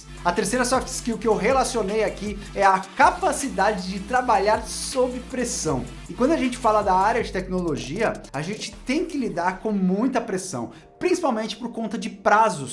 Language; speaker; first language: Portuguese; native; Portuguese